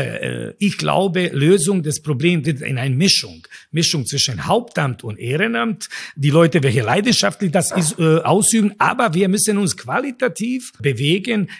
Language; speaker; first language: German; non-native, fluent; Croatian